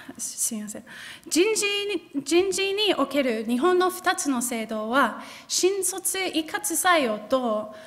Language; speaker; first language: Japanese; non-native, fluent; English